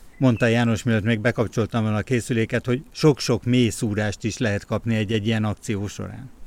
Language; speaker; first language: Hungarian; native; Hungarian